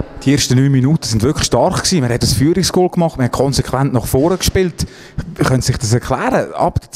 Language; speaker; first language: German; native; German